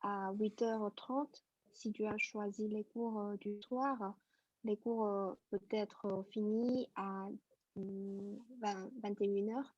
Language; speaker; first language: French; non-native, fluent; Chinese